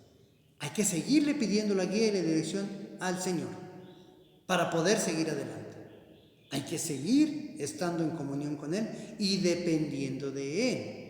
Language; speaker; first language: Spanish; native; Spanish